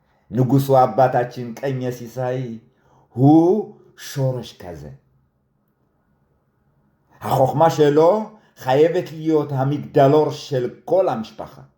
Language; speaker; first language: Hebrew; early bilingual, other home language; Amharic